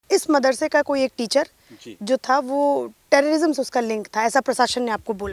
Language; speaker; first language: Hindi; native; Hindi